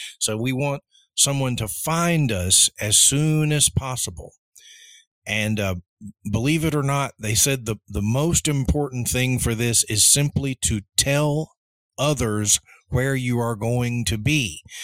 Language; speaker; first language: English; early bilingual, other home language; Spanish